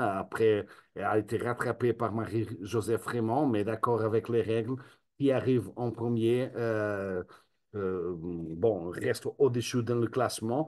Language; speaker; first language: French; non-native, fluent; Spanish